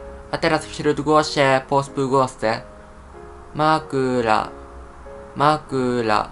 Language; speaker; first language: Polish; non-native, fluent; Japanese